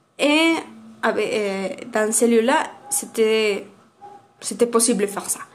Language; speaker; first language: French; non-native, learner; Spanish